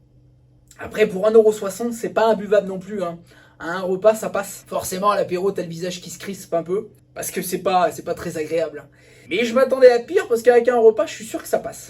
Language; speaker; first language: French; native; French